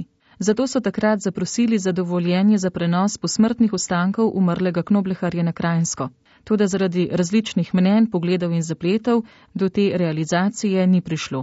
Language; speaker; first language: Slovenian; native; Slovenian